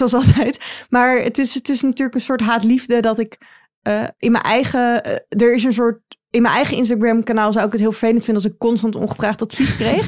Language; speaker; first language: Dutch; native; Dutch